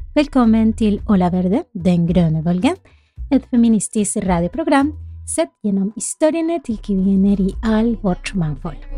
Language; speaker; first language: Norwegian; non-native, fluent; Spanish